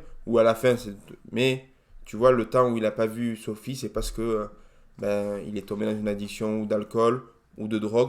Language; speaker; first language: French; native; French